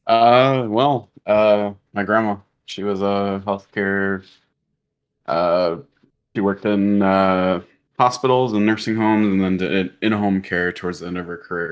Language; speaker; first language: English; native; English